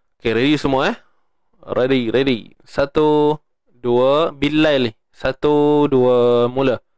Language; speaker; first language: Malay; native; Malay